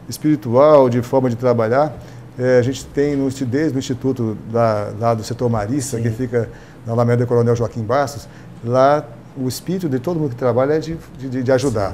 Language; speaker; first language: Portuguese; native; Portuguese